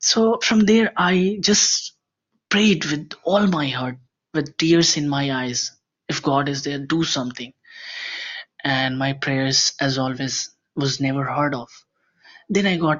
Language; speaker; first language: English; non-native, local second language; Hindi